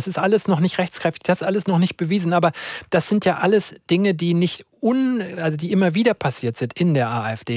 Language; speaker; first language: German; native; German